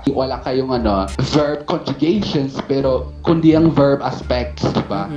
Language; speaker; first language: Filipino; non-native, fluent; Portuguese